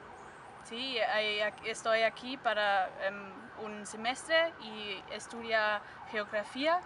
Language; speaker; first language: Spanish; non-native, learner; German